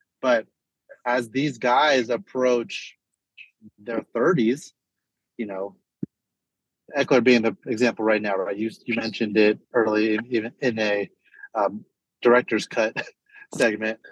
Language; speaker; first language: English; native; English